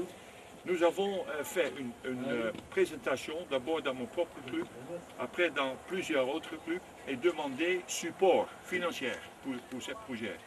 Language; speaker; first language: French; non-native, fluent; Dutch